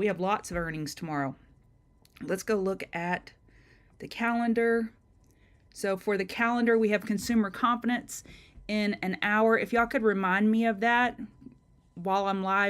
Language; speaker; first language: English; native; English